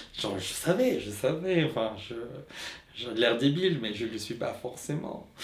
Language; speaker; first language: French; non-native, fluent; Filipino